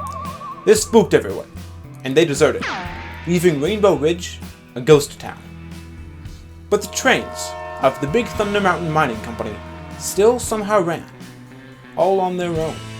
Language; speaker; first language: English; native; English